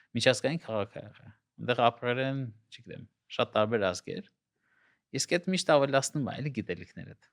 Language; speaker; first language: Armenian; non-native, local second language; Russian